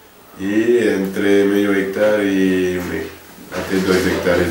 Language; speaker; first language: Spanish; non-native, learner; Portuguese